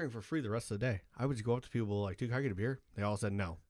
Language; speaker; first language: English; native; English